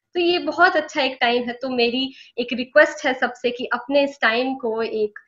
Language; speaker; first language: Hindi; native; Hindi